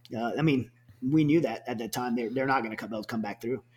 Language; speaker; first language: English; native; English